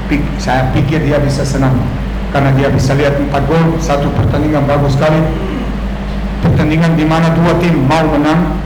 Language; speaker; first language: Indonesian; non-native, fluent; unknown